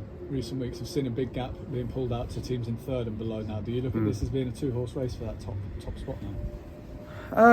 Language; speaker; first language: English; native; English